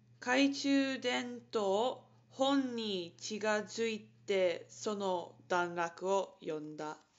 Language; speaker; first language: Japanese; non-native, learner; English